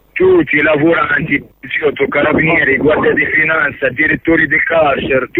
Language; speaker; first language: Italian; non-native, learner; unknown